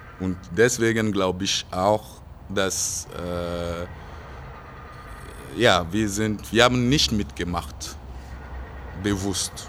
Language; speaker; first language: German; non-native, fluent; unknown